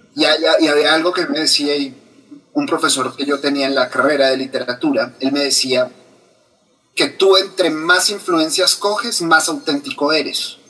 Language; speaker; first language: Spanish; native; Spanish